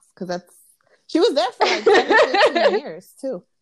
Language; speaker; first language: English; early bilingual, other home language; Spanish